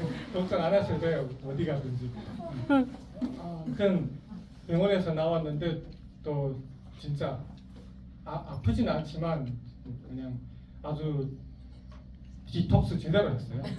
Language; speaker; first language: Korean; non-native, fluent; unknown